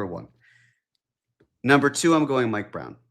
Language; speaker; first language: English; native; English